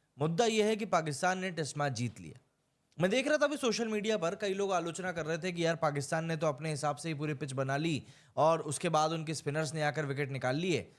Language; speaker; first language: Hindi; native; Hindi